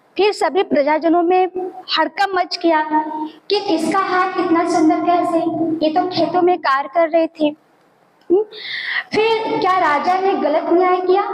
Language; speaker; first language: Hindi; native; Hindi